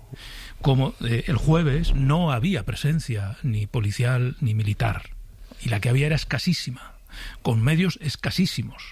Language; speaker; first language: Spanish; native; Spanish